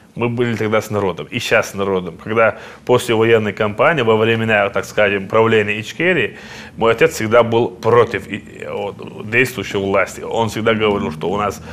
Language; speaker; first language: Russian; non-native, local second language; Chechen